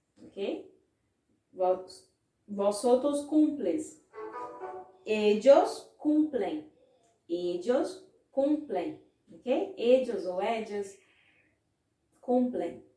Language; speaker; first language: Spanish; non-native, fluent; Portuguese